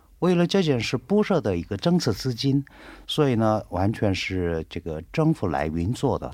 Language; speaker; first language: Chinese; non-native, fluent; Korean